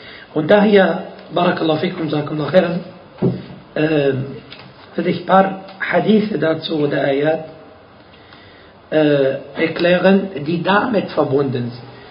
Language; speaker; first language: German; non-native, fluent; Arabic